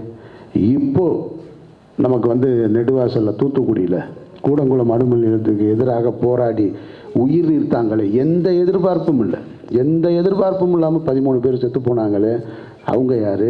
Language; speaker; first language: Tamil; native; Tamil